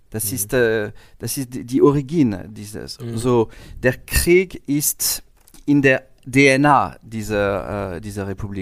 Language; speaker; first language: German; non-native, learner; French